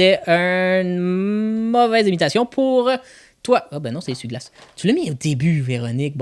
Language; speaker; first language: French; native; French